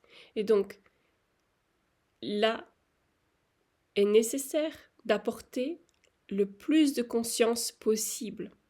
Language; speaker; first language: French; native; French